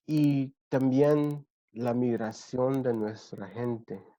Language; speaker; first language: Spanish; early bilingual, other home language; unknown